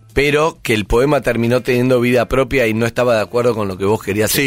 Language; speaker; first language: Spanish; native; Spanish